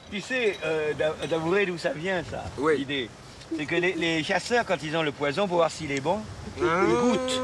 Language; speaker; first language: French; native; French